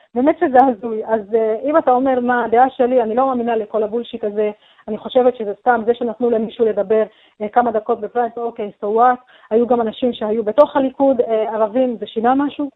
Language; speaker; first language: Hebrew; non-native, local second language; Arabic